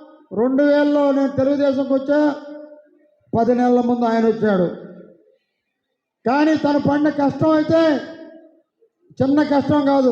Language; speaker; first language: Telugu; native; Telugu